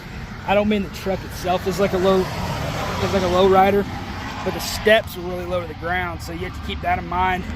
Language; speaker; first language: English; native; English